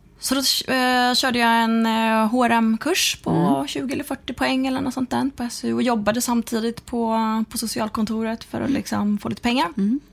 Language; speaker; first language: Swedish; native; Swedish